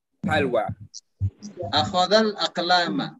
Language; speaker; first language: Arabic; non-native, fluent; Indonesian